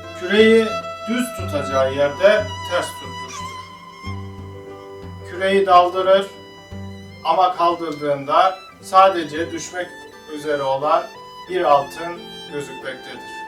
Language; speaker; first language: Turkish; native; Turkish